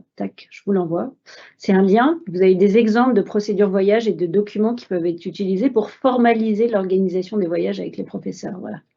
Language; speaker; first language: French; native; French